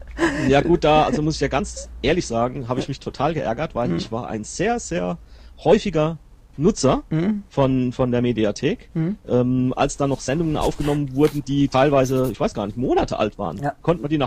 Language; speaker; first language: German; native; German